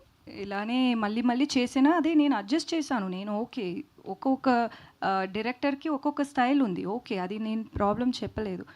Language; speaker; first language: Telugu; non-native, learner; Tamil